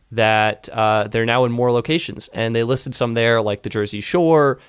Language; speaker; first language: English; native; English